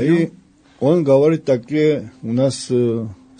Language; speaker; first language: Russian; non-native, fluent; Georgian